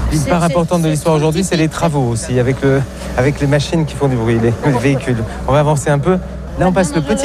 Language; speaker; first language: French; native; French